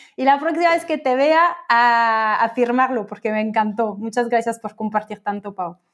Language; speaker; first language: Spanish; non-native, fluent; French